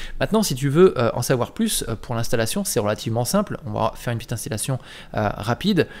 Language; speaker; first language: French; native; French